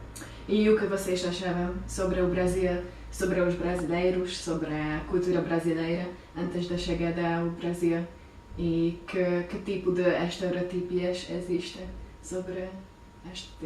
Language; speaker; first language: Portuguese; non-native, fluent; Hungarian